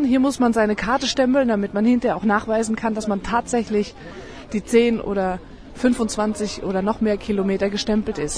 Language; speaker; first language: German; native; German